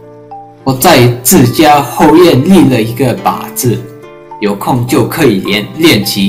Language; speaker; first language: Chinese; early bilingual, heritage; English